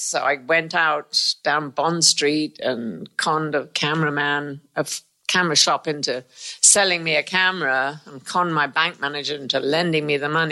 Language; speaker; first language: English; native; English